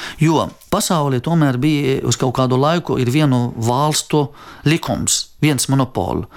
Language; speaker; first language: Latvian; non-native, fluent; Arabic